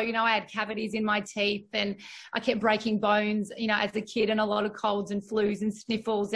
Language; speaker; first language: English; native; English